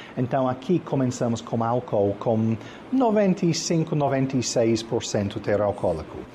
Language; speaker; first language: Portuguese; non-native, fluent; English